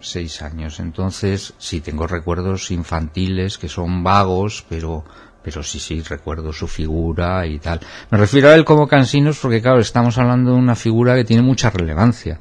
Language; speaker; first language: Spanish; native; Spanish